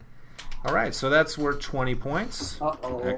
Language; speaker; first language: English; native; English